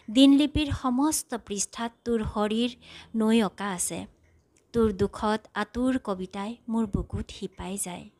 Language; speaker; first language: Assamese; non-native, local second language; Nepali